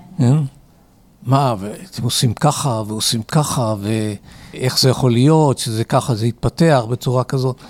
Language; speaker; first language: Hebrew; early bilingual, other home language; English